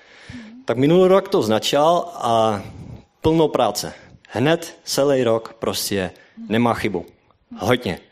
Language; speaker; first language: Czech; non-native, learner; Dutch